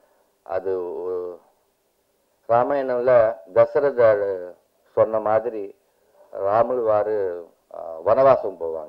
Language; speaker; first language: Tamil; non-native, learner; Telugu